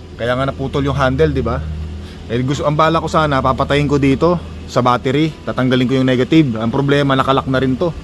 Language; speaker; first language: Filipino; native; Filipino